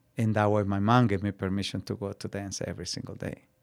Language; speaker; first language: English; non-native, learner; Spanish